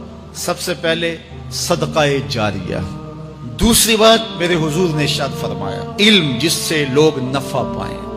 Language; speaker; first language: Urdu; native; Urdu